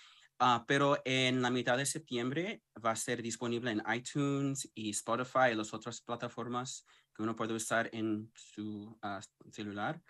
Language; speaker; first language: Spanish; early bilingual, heritage; English